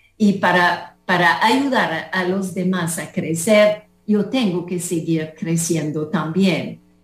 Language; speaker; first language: Spanish; non-native, fluent; French